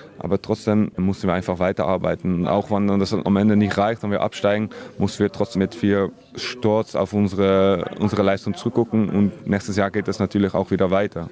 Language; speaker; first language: German; non-native, fluent; Dutch